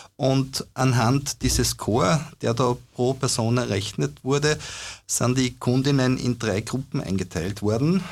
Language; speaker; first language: German; native; German